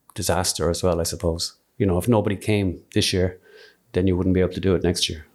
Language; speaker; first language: English; native; English